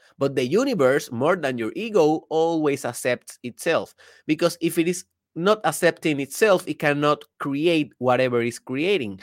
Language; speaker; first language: English; non-native, fluent; Spanish